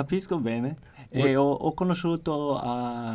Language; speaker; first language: Italian; non-native, learner; German